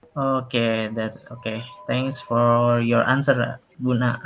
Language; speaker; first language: English; non-native, local second language; Indonesian